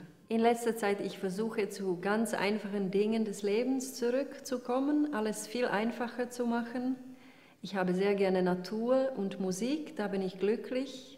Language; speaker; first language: German; early bilingual, heritage; Czech